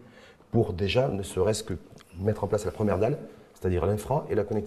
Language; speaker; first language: French; non-native, local second language; Arabic